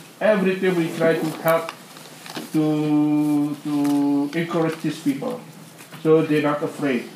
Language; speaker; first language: English; non-native, learner; Indonesian